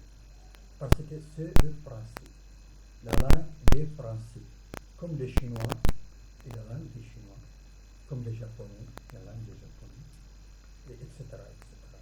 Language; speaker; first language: French; non-native, local second language; Arabic